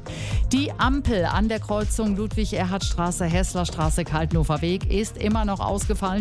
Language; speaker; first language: German; native; German